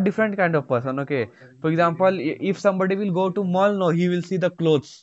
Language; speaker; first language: English; non-native, local second language; Hindi